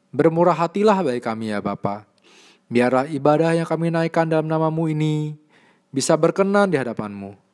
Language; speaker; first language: Indonesian; native; Indonesian